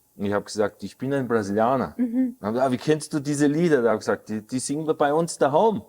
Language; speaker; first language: German; early bilingual, heritage; German